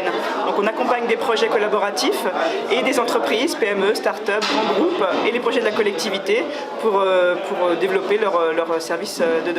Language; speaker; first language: French; native; French